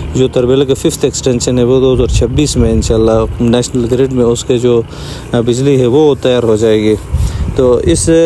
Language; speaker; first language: Urdu; non-native, local second language; Shina